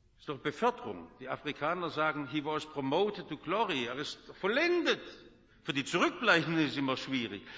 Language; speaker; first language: German; native; German